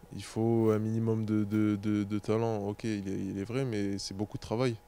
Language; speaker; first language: French; native; French